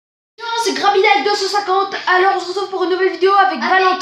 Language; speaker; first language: French; native; French